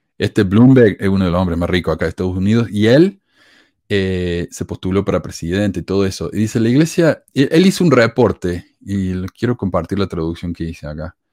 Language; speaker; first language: Spanish; native; Spanish